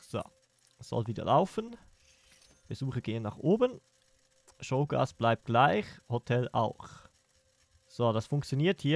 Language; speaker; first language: German; native; German